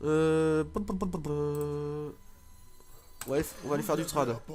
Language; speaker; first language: French; native; French